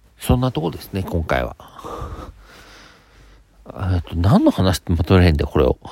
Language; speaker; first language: Japanese; native; Japanese